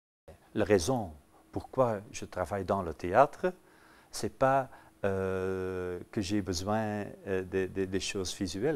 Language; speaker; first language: French; non-native, local second language; Dutch